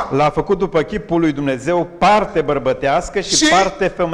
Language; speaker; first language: Romanian; native; Romanian